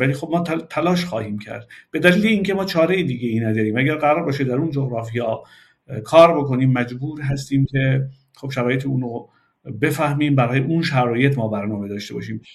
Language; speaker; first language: Persian; non-native, local second language; Kurdish